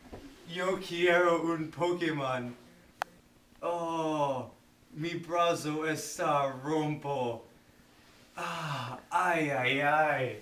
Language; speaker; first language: Spanish; non-native, learner; English